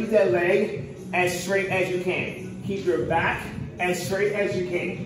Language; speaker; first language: English; native; English